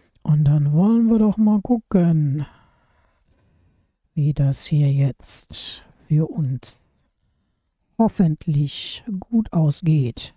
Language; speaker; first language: German; native; German